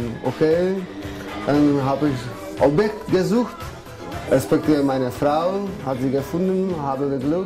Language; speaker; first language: German; non-native, learner; Czech